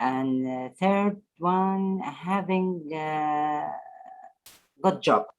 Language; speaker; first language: English; non-native, learner; Arabic